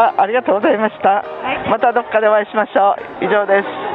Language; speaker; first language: Japanese; native; Japanese